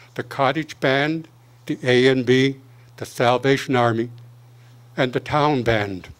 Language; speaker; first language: English; native; English